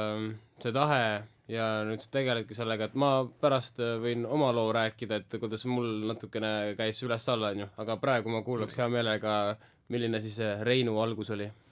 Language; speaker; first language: Estonian; native; Estonian